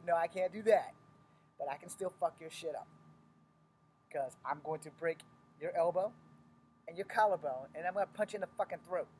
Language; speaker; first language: English; native; English